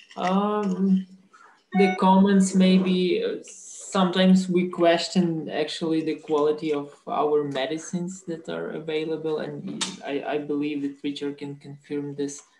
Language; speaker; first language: English; non-native, fluent; Somali